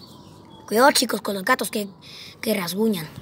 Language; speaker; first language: Spanish; native; Spanish